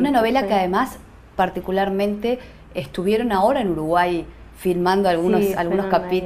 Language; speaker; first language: Spanish; native; Spanish